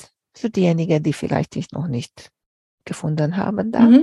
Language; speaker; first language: German; non-native, fluent; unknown